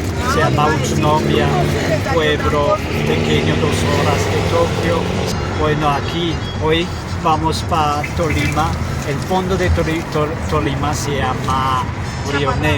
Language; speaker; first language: Spanish; non-native, fluent; Japanese